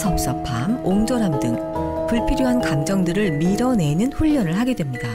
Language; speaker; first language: Korean; native; Korean